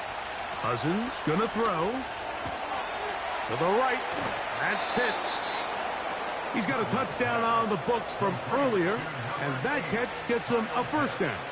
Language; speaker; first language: English; native; English